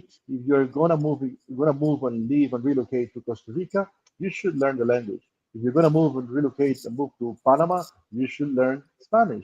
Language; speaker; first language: English; non-native, fluent; Spanish